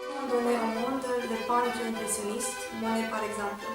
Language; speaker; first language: French; non-native, learner; Romanian